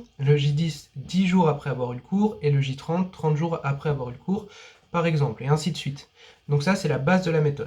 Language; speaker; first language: French; native; French